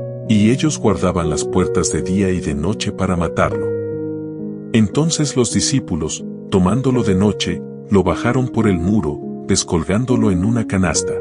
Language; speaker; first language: Spanish; native; Spanish